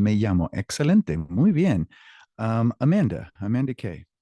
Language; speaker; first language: Spanish; non-native, fluent; English